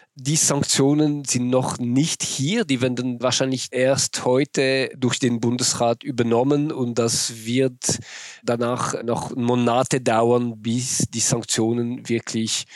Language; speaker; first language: German; non-native, local second language; French